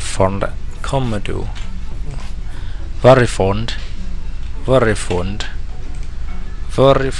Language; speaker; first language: Swedish; non-native, learner; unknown